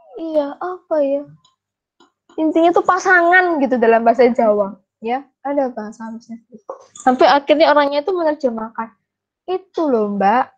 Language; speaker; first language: Indonesian; native; Indonesian